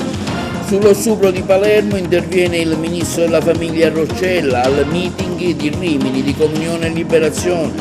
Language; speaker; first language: Italian; native; Italian